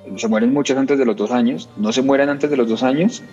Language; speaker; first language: Spanish; native; Spanish